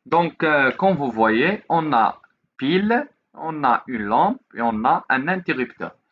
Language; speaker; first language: French; non-native, local second language; Arabic